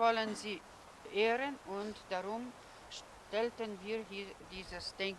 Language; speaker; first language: German; non-native, fluent; Lithuanian